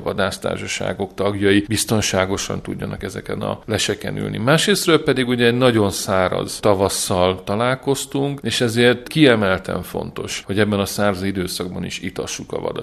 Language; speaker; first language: Hungarian; native; Hungarian